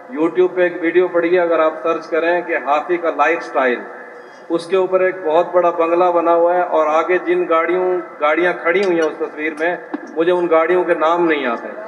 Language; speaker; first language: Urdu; non-native, local second language; Saraiki